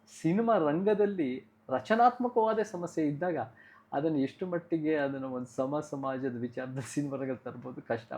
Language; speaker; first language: Kannada; early bilingual, heritage; Kannada